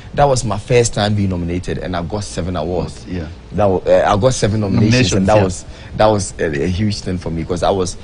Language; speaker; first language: English; non-native, local second language; Akan